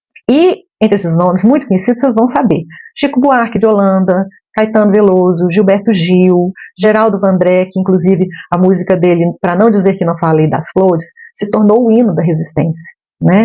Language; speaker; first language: Portuguese; native; Portuguese